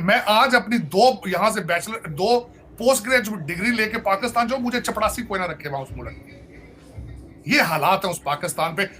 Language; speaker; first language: Urdu; non-native, local second language; Punjabi